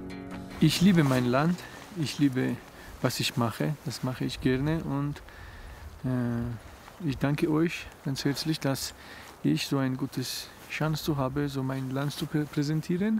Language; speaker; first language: German; non-native, fluent; Georgian